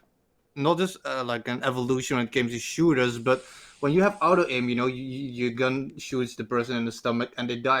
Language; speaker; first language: English; native; English